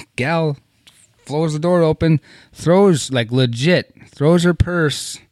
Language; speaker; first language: English; native; English